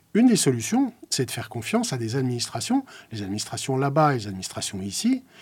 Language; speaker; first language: French; native; French